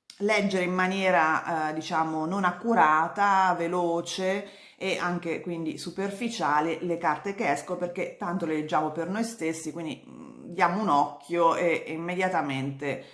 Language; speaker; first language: Italian; native; Italian